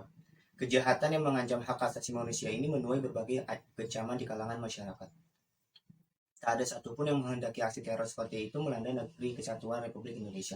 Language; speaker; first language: Indonesian; native; Indonesian